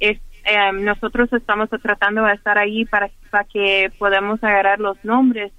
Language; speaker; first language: Spanish; early bilingual, heritage; Spanish